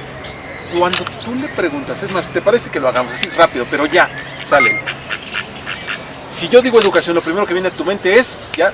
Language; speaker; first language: Spanish; native; Spanish